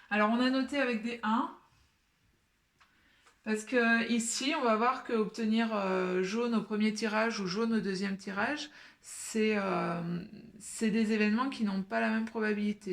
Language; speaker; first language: French; native; French